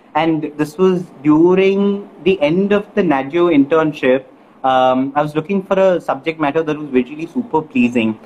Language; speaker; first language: English; non-native, local second language; Malayalam